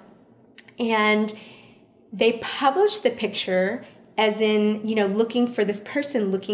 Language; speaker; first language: English; early bilingual, other home language; Vietnamese